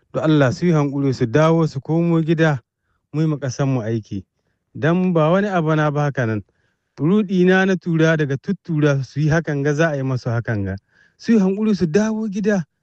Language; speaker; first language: Hausa; native; Hausa